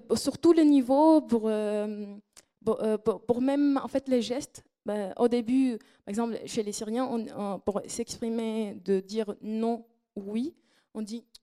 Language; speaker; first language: French; non-native, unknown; Arabic